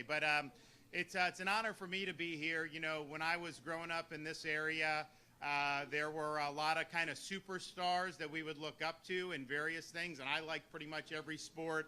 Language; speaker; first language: English; native; English